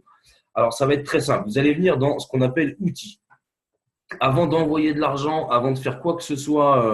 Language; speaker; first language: French; native; French